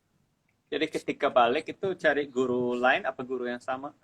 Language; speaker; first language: Indonesian; non-native, fluent; English